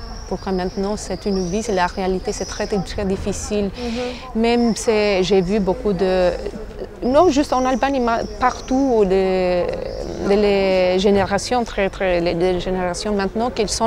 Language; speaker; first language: French; non-native, fluent; Albanian